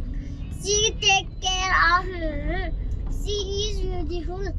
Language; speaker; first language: English; non-native, learner; Nepali